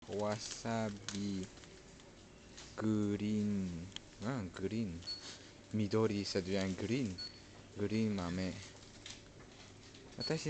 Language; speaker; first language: Japanese; non-native, learner; French